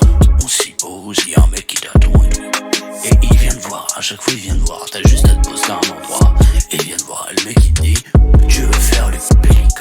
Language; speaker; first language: French; native; French